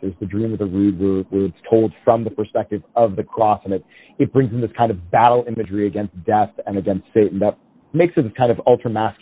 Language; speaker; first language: English; native; English